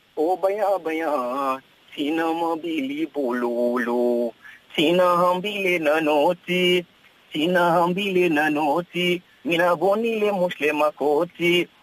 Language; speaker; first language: English; non-native, local second language; Zulu